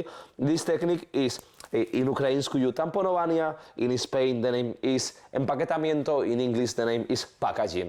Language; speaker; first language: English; non-native, learner; Spanish